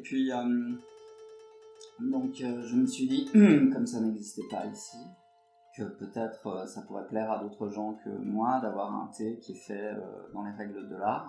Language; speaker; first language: French; native; French